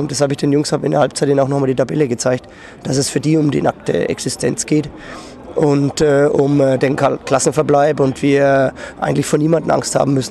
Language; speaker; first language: German; native; German